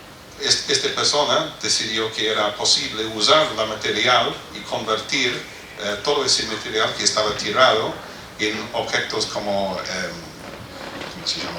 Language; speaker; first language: Spanish; non-native, fluent; English